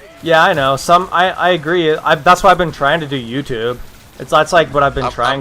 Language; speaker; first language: English; native; English